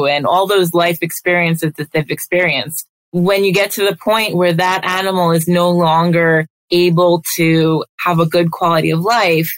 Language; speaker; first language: English; native; English